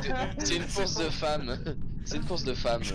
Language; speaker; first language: French; native; French